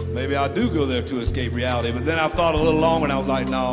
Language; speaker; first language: English; native; English